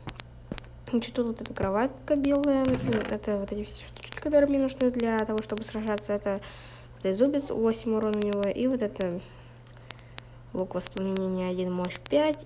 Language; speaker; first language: Russian; native; Russian